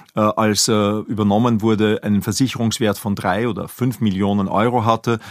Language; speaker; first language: German; native; German